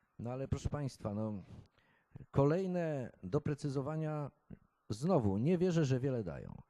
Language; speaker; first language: Polish; native; Polish